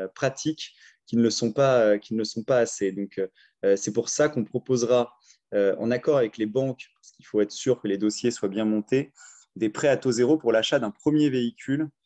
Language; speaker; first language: French; native; French